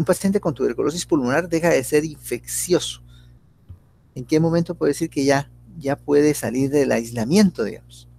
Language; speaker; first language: Spanish; native; Spanish